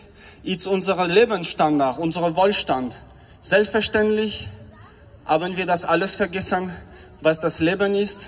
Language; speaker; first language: German; non-native, fluent; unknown